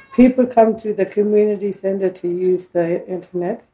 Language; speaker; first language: English; native; English